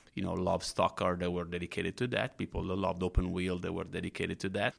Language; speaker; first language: English; non-native, fluent; Italian